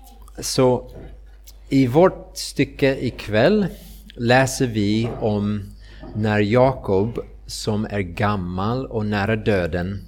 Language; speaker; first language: Swedish; non-native, fluent; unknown